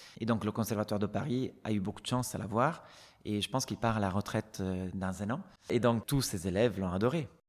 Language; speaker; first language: French; non-native, fluent; Italian